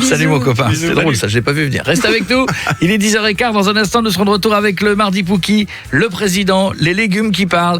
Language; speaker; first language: French; native; French